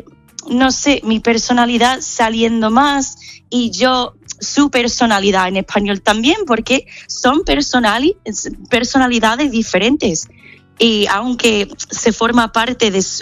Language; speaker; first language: Spanish; non-native, fluent; English